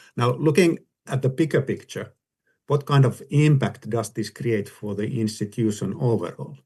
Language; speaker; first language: English; non-native, fluent; Finnish